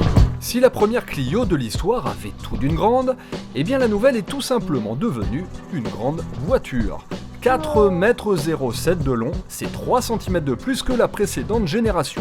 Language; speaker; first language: French; native; French